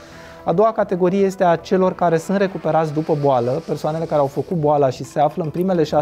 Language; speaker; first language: Romanian; native; Romanian